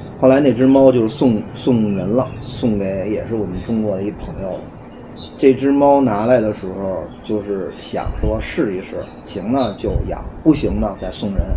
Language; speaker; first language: Chinese; native; Chinese